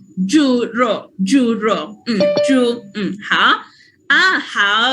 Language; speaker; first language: Chinese; non-native, fluent; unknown